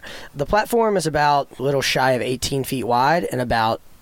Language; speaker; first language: English; native; English